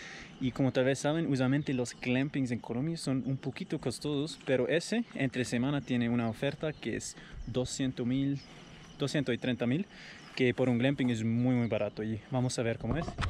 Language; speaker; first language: Spanish; non-native, fluent; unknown